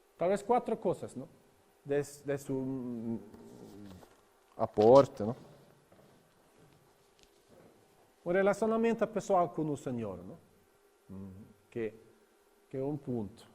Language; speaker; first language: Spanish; non-native, learner; Norwegian